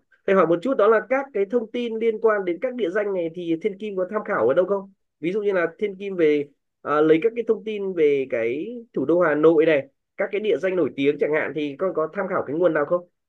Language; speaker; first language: Vietnamese; native; Vietnamese